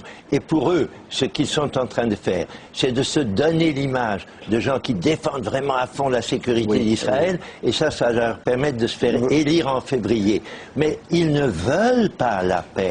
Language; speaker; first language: French; native; French